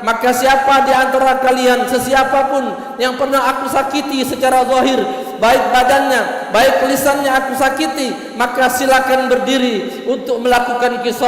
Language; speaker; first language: Indonesian; native; Indonesian